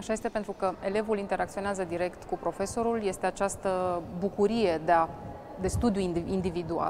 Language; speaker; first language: Romanian; native; Romanian